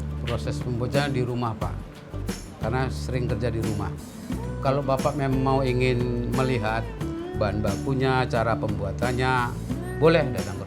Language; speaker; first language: Indonesian; native; Indonesian